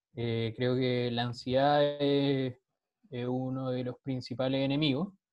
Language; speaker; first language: Spanish; native; Spanish